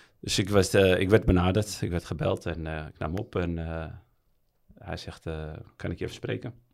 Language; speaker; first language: Dutch; early bilingual, other home language; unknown